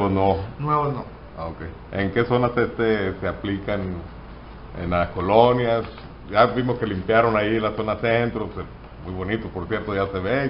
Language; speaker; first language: Spanish; native; Spanish